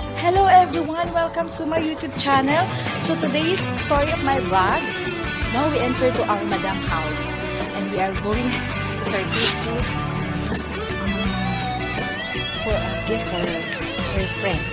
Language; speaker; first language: English; non-native, local second language; Filipino